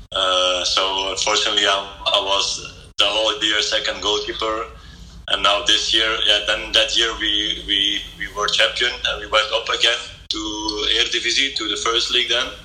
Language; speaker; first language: English; non-native, fluent; Dutch